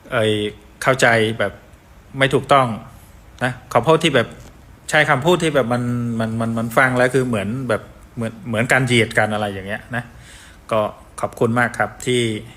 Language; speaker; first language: Thai; non-native, fluent; Khmer